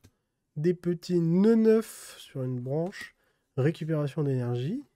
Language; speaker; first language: French; native; French